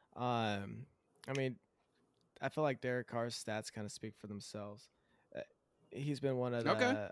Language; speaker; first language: English; native; English